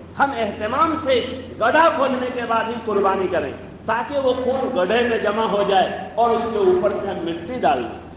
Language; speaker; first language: Urdu; non-native, local second language; Bangla